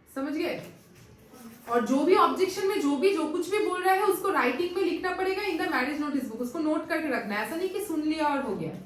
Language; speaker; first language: Hindi; non-native, local second language; Bangla